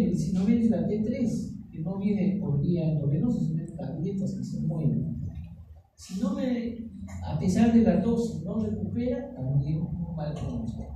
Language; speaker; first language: Spanish; native; Spanish